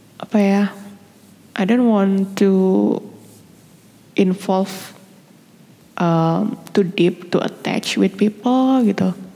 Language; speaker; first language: English; non-native, learner; Indonesian